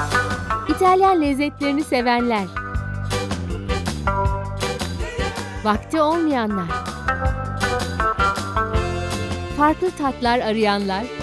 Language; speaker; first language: Turkish; native; Turkish